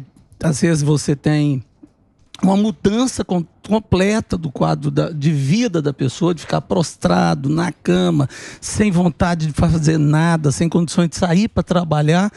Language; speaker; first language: Portuguese; native; Portuguese